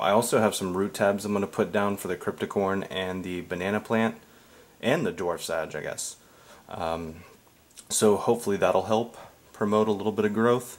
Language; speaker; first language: English; native; English